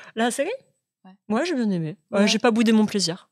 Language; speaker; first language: French; native; French